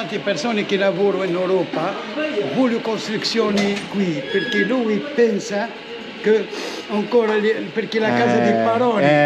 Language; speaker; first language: Italian; non-native, learner; Arabic